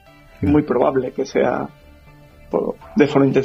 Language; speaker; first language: Spanish; native; Spanish